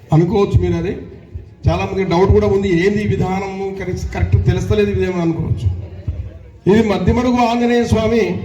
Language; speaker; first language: Telugu; native; Telugu